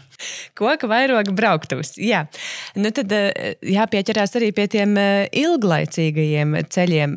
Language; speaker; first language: Latvian; native; Latvian